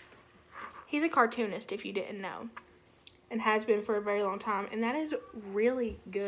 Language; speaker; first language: English; native; English